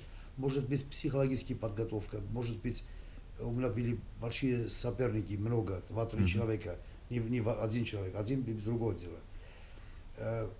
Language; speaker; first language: Russian; non-native, local second language; Armenian